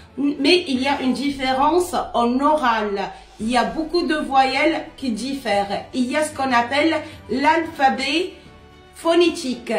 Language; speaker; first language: French; non-native, local second language; Arabic